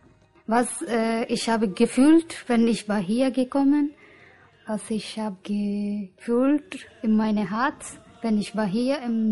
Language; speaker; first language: German; non-native, learner; Punjabi